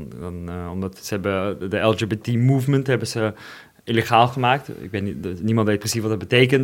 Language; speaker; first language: Dutch; non-native, fluent; Russian